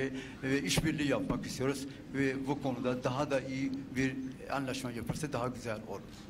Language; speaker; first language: Turkish; non-native, fluent; Urdu